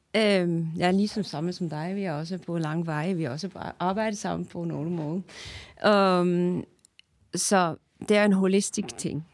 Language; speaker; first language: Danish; non-native, fluent; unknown